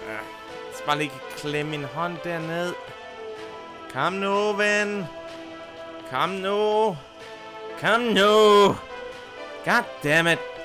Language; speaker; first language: Danish; native; Danish